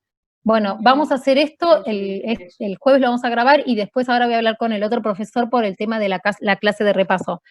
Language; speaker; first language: Spanish; native; Spanish